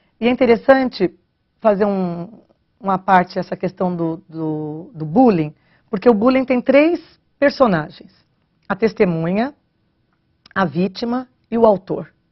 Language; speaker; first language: Portuguese; native; Portuguese